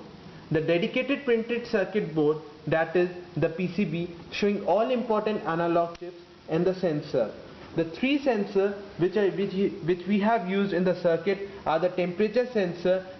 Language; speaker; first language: English; non-native, local second language; Bangla